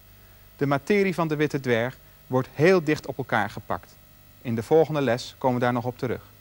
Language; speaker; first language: Dutch; native; Dutch